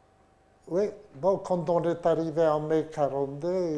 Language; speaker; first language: French; non-native, fluent; Yiddish